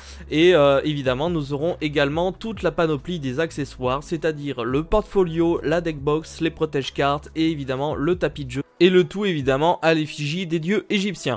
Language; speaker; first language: French; native; French